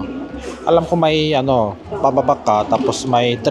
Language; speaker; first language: Filipino; non-native, learner; Korean